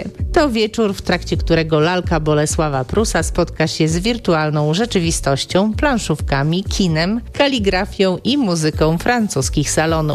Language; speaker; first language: Polish; native; Polish